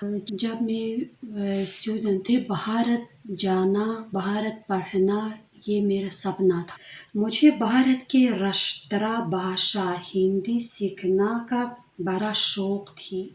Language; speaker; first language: Hindi; non-native, fluent; Tajik